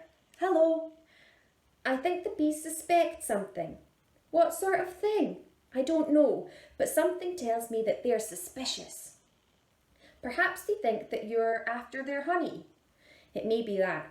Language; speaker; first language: English; native; English